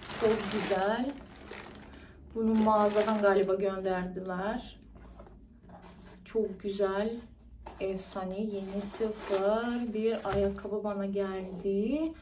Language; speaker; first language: Turkish; non-native, fluent; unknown